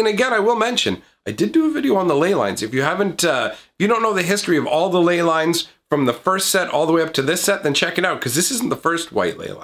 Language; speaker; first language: English; native; English